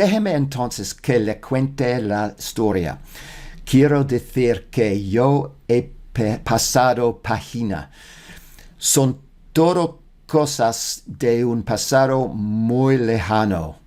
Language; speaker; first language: Spanish; non-native, learner; English